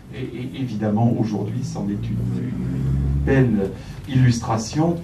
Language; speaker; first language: French; native; French